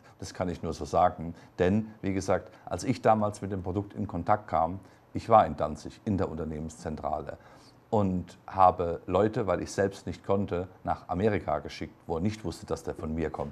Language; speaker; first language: German; native; German